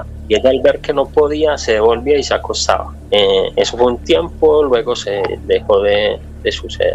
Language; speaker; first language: Spanish; native; Spanish